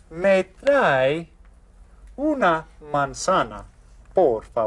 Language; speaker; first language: Spanish; non-native, fluent; English